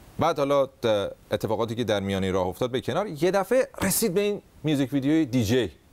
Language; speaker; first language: Persian; native; Persian